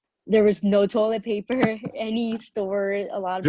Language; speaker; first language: English; early bilingual, other home language; Spanish